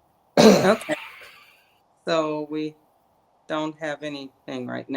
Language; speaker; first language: English; native; English